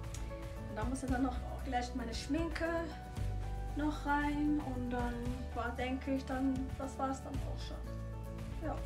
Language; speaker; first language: German; non-native, fluent; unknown